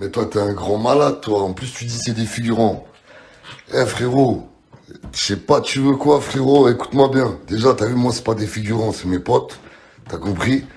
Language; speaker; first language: French; native; French